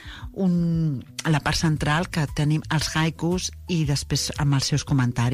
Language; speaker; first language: Catalan; native; Catalan